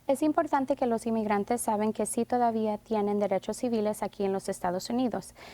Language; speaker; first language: Spanish; early bilingual, heritage; Spanish